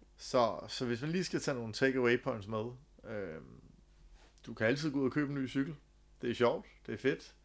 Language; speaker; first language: Danish; native; Danish